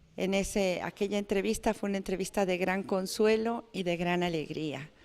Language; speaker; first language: Spanish; native; Spanish